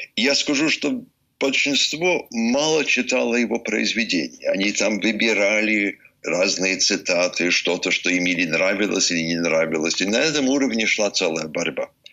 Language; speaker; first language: Russian; early bilingual, heritage; English